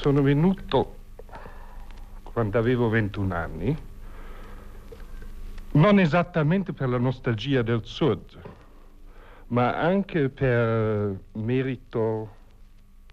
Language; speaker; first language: Italian; non-native, fluent; German